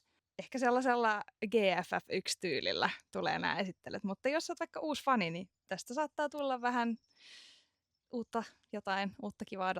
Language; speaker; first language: Finnish; native; Finnish